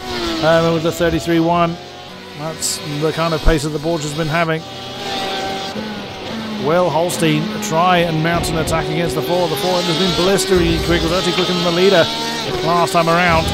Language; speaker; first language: English; native; English